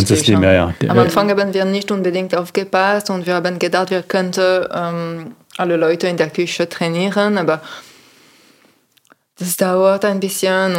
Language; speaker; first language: German; non-native, learner; French